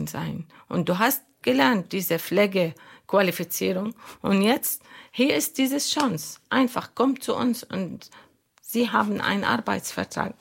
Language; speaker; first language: German; non-native, learner; Arabic